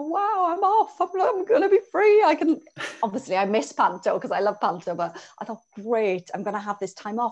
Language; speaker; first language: English; native; English